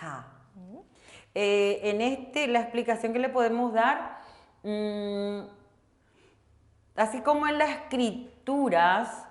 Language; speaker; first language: Spanish; non-native, local second language; Korean